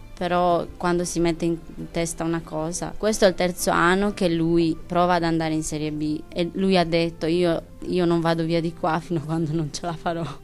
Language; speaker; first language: Italian; non-native, fluent; Romanian